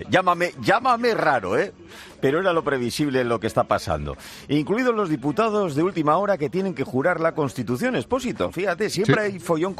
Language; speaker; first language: Spanish; native; Spanish